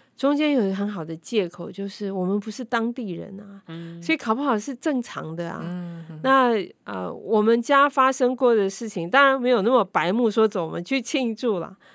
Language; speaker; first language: Chinese; native; Chinese